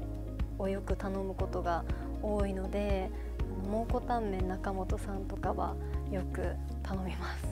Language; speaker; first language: Japanese; native; Japanese